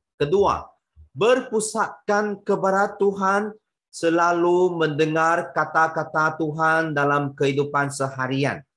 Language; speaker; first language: Malay; non-native, local second language; Chinese